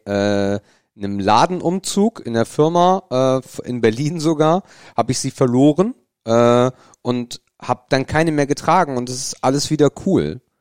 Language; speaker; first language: German; native; German